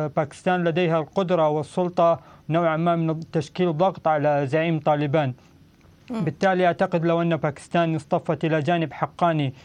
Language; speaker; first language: Arabic; non-native, fluent; Pashto